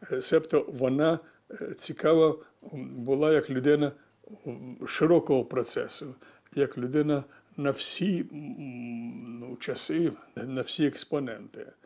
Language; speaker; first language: Ukrainian; native; Ukrainian